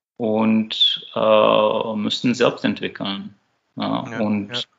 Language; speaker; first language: German; non-native, fluent; Slovak